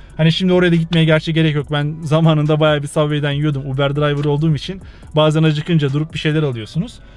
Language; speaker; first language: Turkish; native; Turkish